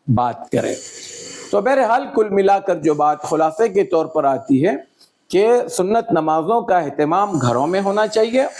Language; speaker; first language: Urdu; native; Urdu